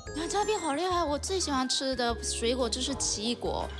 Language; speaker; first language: Chinese; native; Chinese